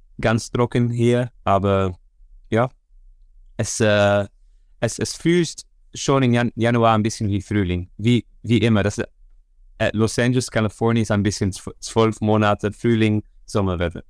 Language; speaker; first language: German; non-native, learner; Dutch